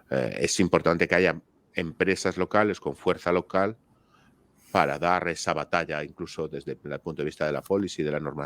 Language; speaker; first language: Spanish; native; Spanish